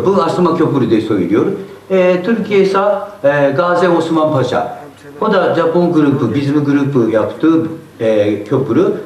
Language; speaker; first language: Turkish; non-native, learner; Japanese